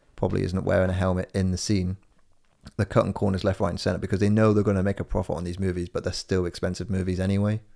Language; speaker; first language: English; native; English